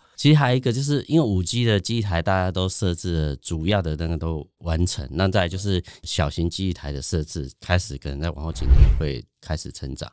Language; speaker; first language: Chinese; native; Chinese